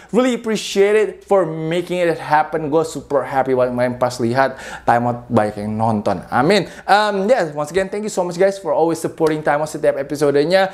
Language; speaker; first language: Indonesian; native; Indonesian